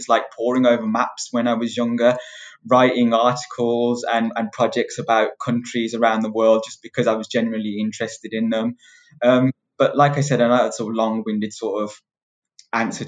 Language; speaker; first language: English; native; English